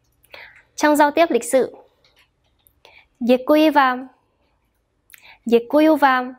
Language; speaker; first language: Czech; non-native, fluent; Vietnamese